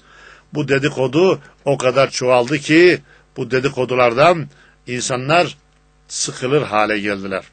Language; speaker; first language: Turkish; native; Turkish